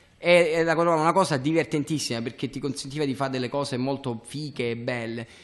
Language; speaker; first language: Italian; native; Italian